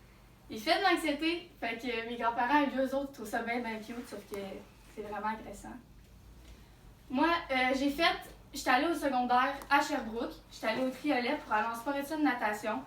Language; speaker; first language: French; native; French